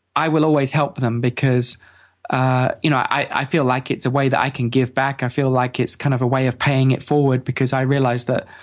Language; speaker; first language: English; native; English